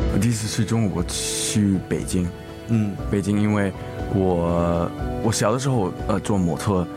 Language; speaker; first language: Chinese; early bilingual, other home language; English